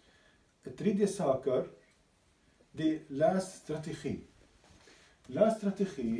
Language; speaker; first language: Swedish; non-native, learner; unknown